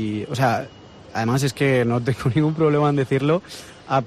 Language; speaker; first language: Spanish; native; Spanish